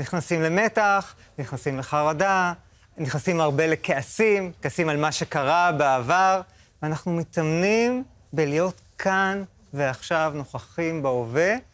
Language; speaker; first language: Hebrew; native; Hebrew